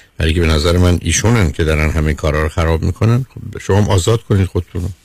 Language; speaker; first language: Persian; native; Persian